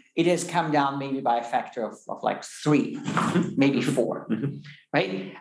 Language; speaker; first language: English; non-native, fluent; German